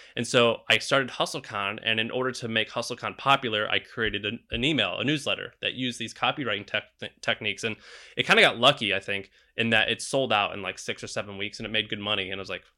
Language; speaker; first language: English; native; English